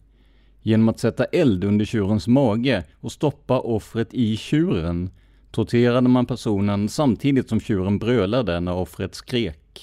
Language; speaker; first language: Swedish; native; Swedish